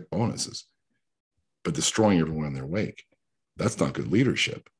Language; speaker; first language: English; early bilingual, other home language; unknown